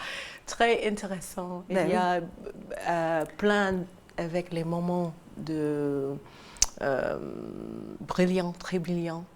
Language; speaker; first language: French; non-native, learner; English